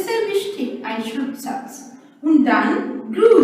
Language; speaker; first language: German; non-native, learner; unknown